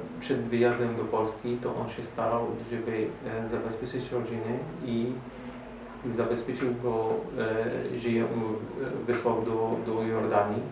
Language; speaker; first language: Polish; non-native, learner; Arabic